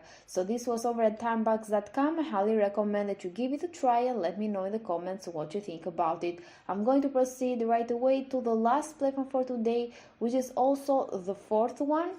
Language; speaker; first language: English; non-native, fluent; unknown